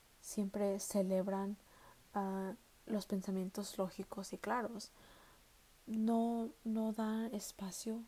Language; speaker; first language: Spanish; early bilingual, heritage; Spanish